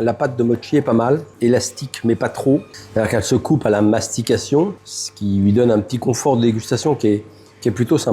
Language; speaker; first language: French; native; French